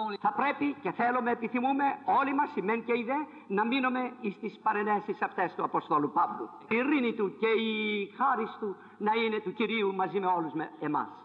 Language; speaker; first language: Greek; non-native, fluent; French